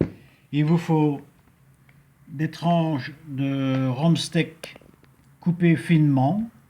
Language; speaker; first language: French; native; French